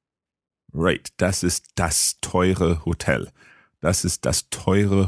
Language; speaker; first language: German; non-native, learner; English